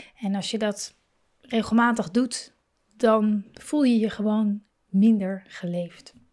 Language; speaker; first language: Dutch; native; Dutch